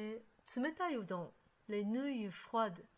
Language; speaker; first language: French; non-native, fluent; Japanese